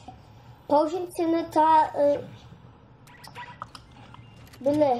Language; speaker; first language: Turkish; early bilingual, heritage; Turkish